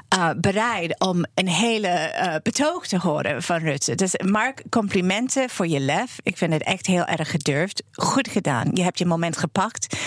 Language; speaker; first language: Dutch; non-native, fluent; English